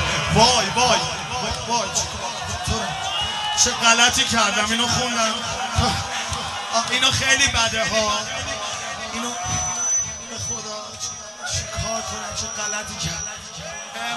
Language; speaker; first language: Persian; native; Persian